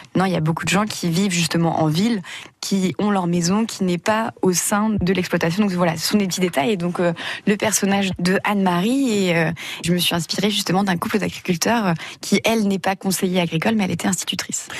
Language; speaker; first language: French; native; French